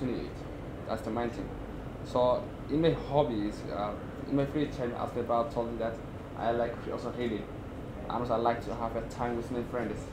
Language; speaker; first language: English; non-native, learner; Somali